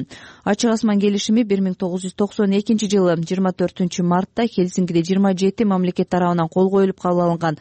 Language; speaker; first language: Kyrgyz; native; Kyrgyz